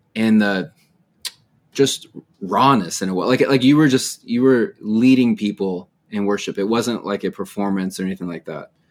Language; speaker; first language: English; native; English